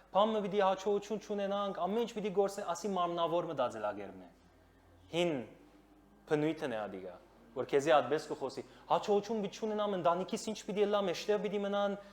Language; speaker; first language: Armenian; early bilingual, heritage; Armenian